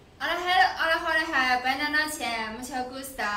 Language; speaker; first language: Spanish; non-native, learner; Chinese